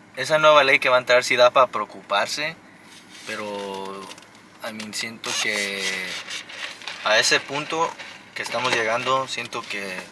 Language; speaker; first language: Spanish; early bilingual, other home language; English